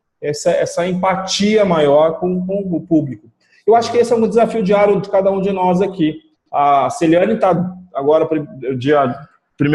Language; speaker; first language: Portuguese; native; Portuguese